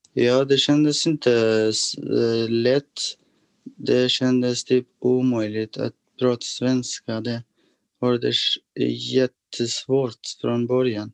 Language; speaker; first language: Swedish; non-native, fluent; Persian